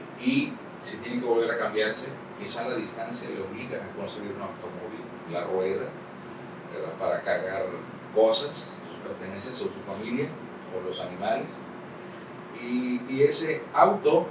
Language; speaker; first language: Spanish; native; Spanish